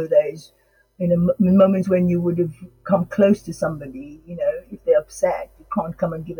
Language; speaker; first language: English; non-native, local second language; Krio